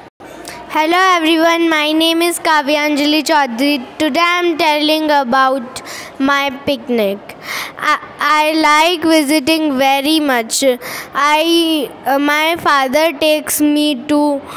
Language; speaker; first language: English; non-native, learner; Hindi